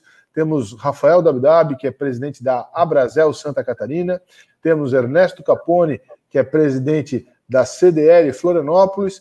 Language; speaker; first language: Portuguese; native; Portuguese